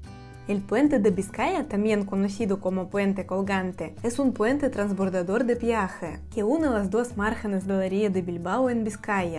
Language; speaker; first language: Spanish; non-native, learner; Russian